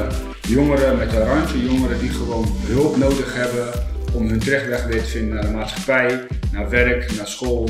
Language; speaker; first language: Dutch; native; Dutch